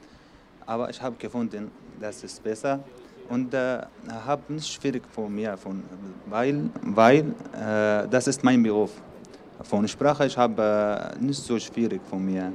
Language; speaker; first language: German; non-native, learner; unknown